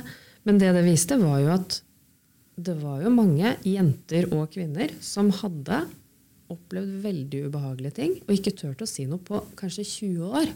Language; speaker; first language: Norwegian; native; Norwegian